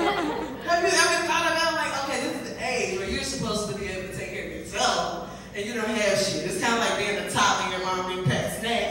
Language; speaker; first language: English; native; English